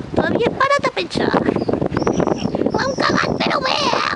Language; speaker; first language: Spanish; non-native, local second language; Catalan